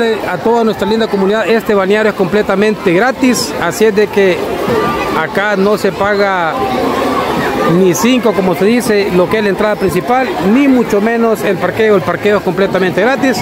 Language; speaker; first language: Spanish; native; Spanish